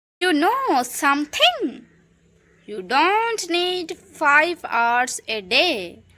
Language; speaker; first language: English; non-native, local second language; Hindi